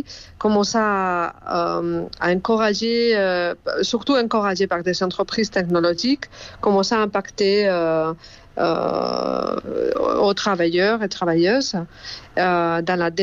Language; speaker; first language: French; non-native, fluent; Spanish